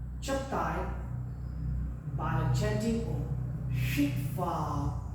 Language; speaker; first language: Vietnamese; non-native, learner; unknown